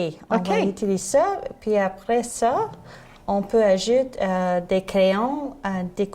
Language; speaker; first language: French; non-native, learner; English